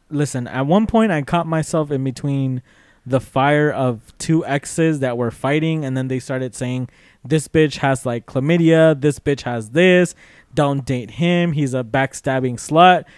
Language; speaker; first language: English; native; English